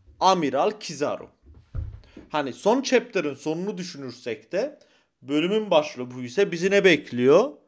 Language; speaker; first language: Turkish; early bilingual, heritage; Turkish